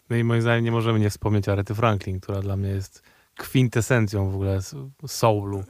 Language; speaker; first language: Polish; native; Polish